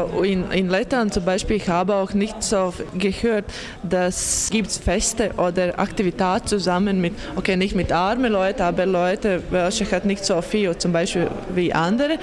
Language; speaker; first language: German; non-native, learner; Latvian